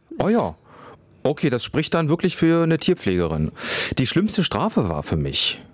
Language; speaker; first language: German; native; German